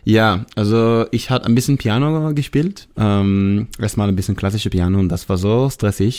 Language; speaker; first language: German; non-native, learner; Hebrew